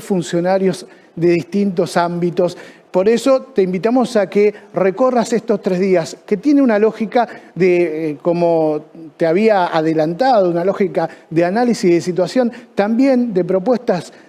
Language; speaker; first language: Spanish; native; Spanish